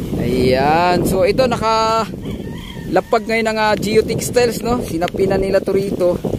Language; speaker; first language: Filipino; non-native, local second language; Cebuano